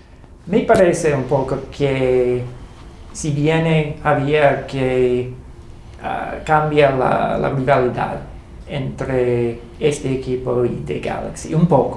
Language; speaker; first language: Spanish; non-native, learner; English